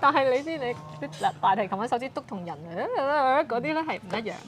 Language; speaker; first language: Cantonese; native; Cantonese